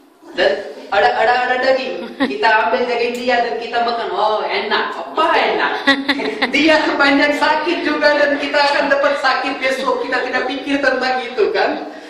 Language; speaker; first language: Indonesian; non-native, fluent; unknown